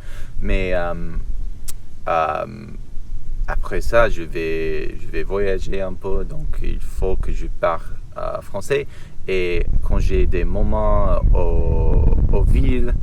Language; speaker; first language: French; non-native, learner; English